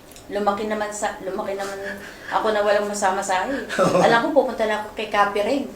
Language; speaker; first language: Filipino; native; Filipino